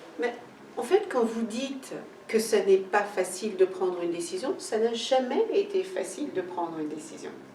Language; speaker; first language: French; early bilingual, other home language; Kabuverdianu